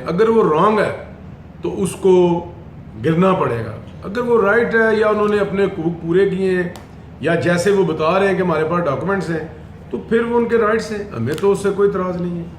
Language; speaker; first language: Urdu; non-native, local second language; Punjabi